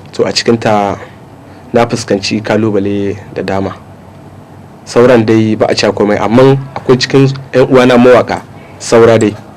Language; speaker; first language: Hausa; non-native, local second language; Tamasheq